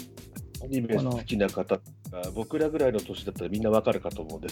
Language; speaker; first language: Japanese; native; Japanese